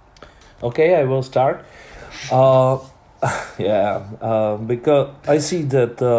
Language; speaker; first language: English; non-native, learner; Czech